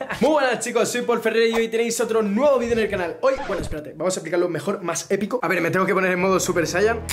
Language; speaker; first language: Spanish; native; Spanish